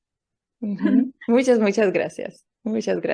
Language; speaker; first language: Spanish; non-native, learner; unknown